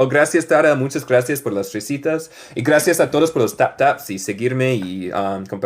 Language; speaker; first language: Spanish; non-native, fluent; English